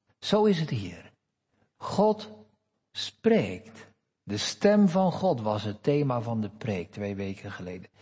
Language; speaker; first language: Dutch; native; Dutch